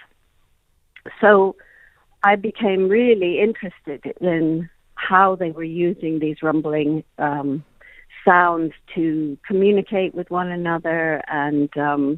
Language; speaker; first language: English; native; English